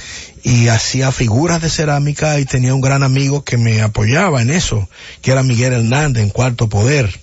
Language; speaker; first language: Spanish; native; Spanish